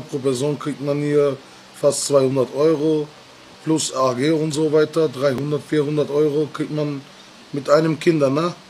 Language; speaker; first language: German; non-native, learner; Bulgarian